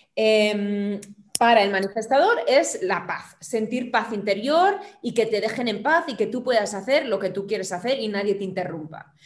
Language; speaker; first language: Spanish; non-native, fluent; German